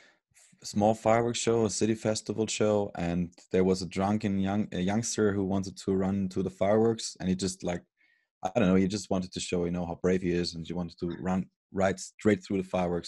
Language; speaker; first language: English; non-native, fluent; German